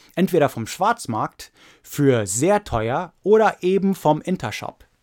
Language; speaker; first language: German; non-native, fluent; English